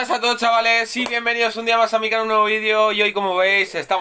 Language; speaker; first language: Spanish; native; Spanish